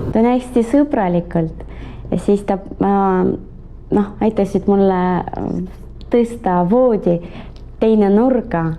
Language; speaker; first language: Estonian; non-native, learner; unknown